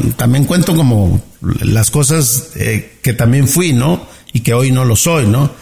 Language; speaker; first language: Spanish; native; Spanish